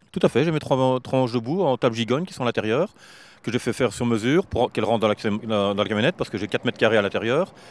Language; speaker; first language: French; native; French